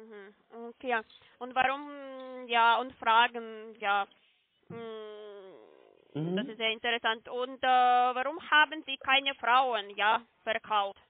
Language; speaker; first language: German; non-native, learner; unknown